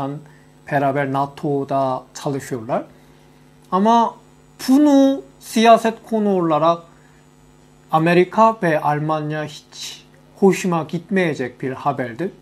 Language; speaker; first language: Turkish; non-native, learner; Korean